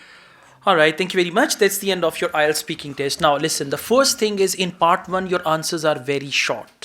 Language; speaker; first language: English; non-native, fluent; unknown